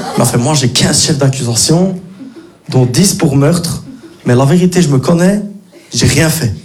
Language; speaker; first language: French; native; French